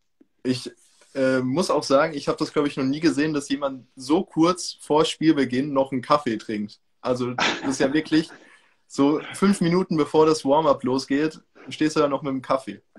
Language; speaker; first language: German; native; German